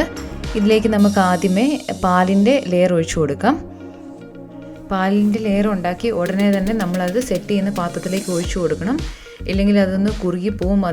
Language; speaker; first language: Malayalam; native; Malayalam